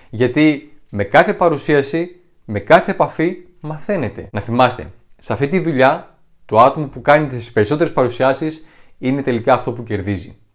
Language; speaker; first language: Greek; native; Greek